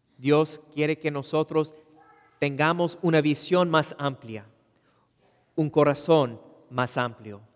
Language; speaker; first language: Spanish; non-native, fluent; English